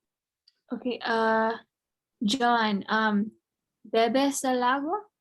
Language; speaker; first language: Spanish; non-native, learner; English